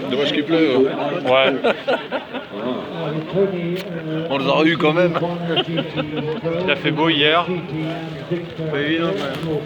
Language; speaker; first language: French; native; French